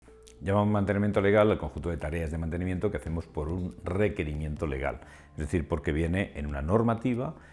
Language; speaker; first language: Spanish; native; Spanish